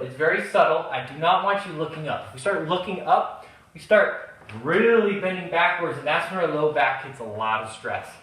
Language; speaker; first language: English; native; English